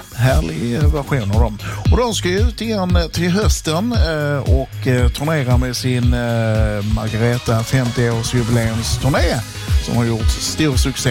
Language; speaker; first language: Swedish; native; Swedish